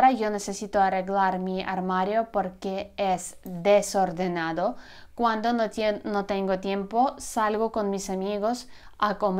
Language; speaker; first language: Spanish; non-native, learner; Ukrainian